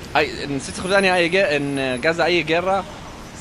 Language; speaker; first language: Spanish; non-native, learner; Arabic